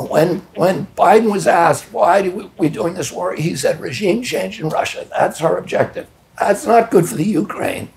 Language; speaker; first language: English; native; English